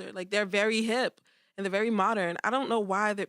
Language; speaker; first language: English; native; English